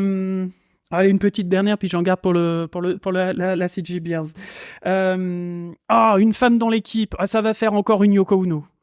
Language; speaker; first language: French; native; French